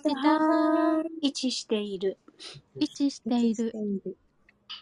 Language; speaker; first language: Japanese; native; Japanese